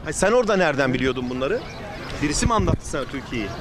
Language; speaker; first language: Turkish; native; Turkish